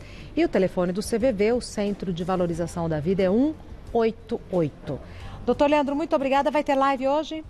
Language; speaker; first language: Portuguese; native; Portuguese